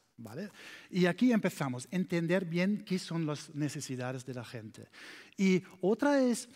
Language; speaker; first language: Spanish; non-native, learner; German